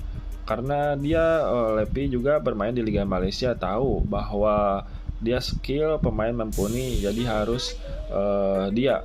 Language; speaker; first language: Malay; non-native, local second language; Sundanese